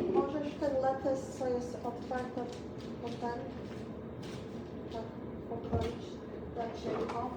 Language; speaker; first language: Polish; early bilingual, heritage; Polish